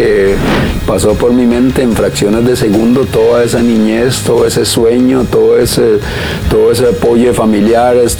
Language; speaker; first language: Spanish; native; Spanish